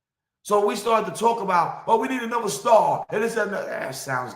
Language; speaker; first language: English; native; English